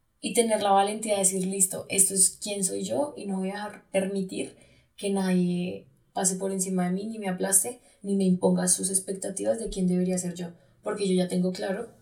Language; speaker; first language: Spanish; native; Spanish